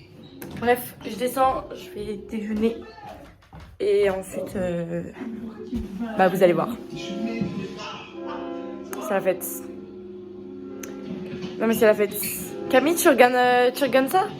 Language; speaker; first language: French; native; French